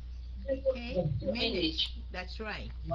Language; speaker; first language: English; non-native, fluent; Vietnamese